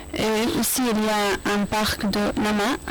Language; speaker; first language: French; non-native, learner; Arabic